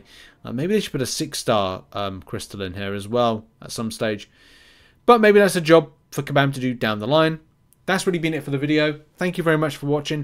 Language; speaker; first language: English; native; English